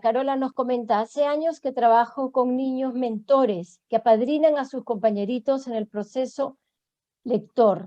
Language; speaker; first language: Spanish; native; Spanish